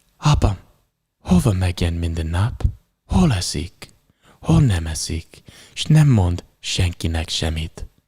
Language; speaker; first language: Hungarian; non-native, learner; English